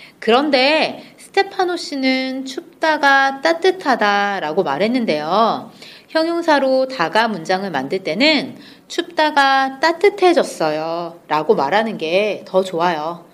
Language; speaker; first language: Korean; native; Korean